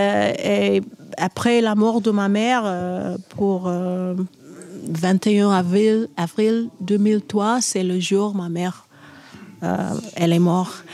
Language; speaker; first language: French; non-native, learner; English